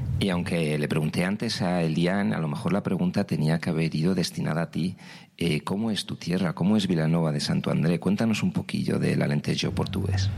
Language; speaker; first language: Spanish; native; Spanish